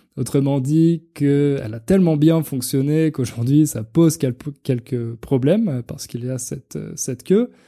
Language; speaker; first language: French; native; French